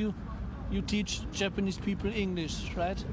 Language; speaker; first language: English; non-native, fluent; German